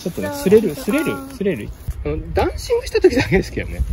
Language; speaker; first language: Japanese; native; Japanese